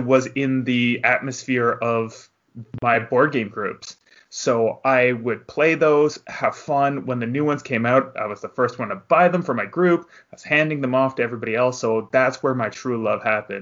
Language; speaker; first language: English; native; English